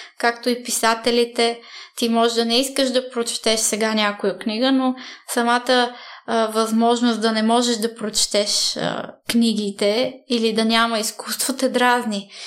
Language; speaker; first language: Bulgarian; early bilingual, heritage; Bulgarian